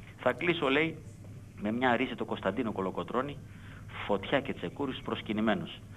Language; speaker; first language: Greek; native; Greek